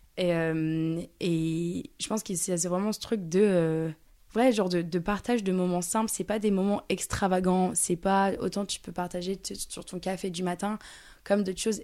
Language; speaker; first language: French; early bilingual, other home language; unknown